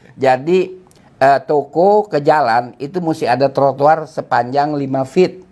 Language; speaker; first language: Indonesian; native; Indonesian